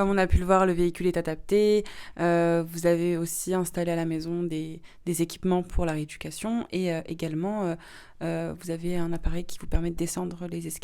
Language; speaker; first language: French; native; French